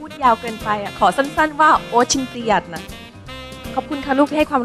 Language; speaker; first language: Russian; non-native, learner; Thai